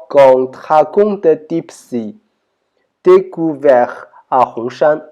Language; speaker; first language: French; non-native, learner; Chinese